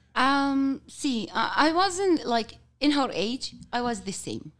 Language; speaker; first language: English; non-native, learner; Arabic